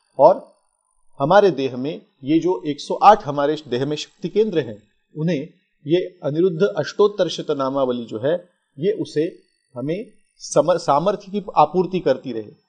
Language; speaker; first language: Hindi; non-native, local second language; Marathi